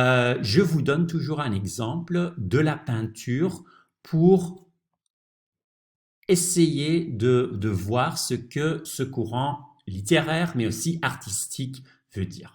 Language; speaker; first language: French; non-native, fluent; Dutch